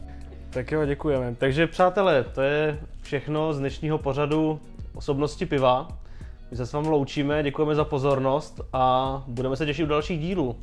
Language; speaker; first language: Czech; native; Czech